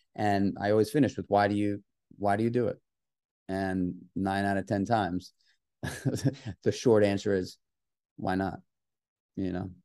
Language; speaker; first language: English; native; English